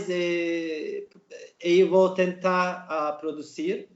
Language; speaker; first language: Portuguese; non-native, learner; Turkish